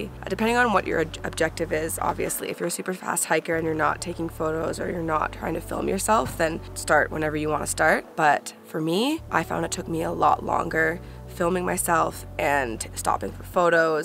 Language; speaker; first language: English; native; English